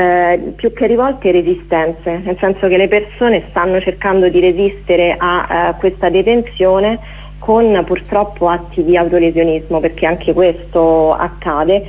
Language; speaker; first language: Italian; native; Italian